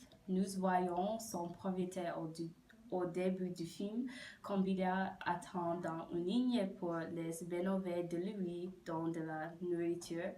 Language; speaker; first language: French; non-native, learner; English